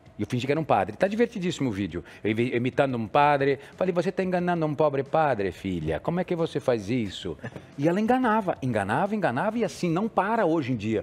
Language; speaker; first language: Portuguese; native; Portuguese